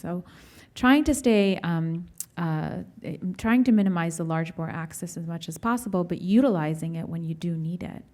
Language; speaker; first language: English; native; English